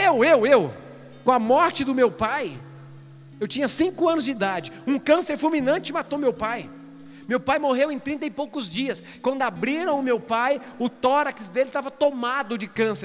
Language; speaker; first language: Portuguese; native; Portuguese